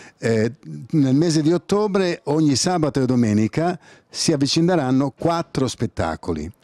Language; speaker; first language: Italian; native; Italian